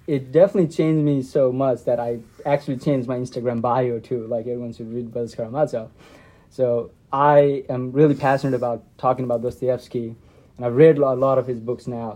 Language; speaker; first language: English; non-native, local second language; Nepali